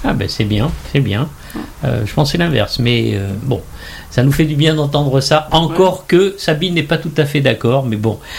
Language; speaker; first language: French; native; French